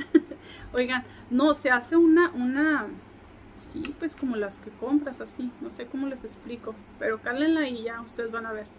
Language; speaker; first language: Spanish; native; Spanish